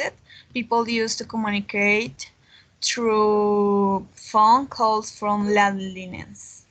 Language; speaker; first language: English; non-native, learner; Spanish